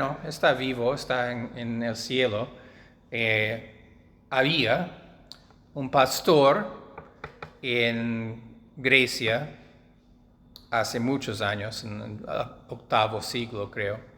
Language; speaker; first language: Spanish; non-native, fluent; English